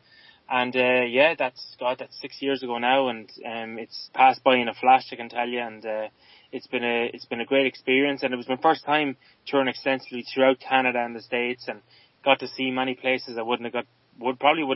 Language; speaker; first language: English; native; English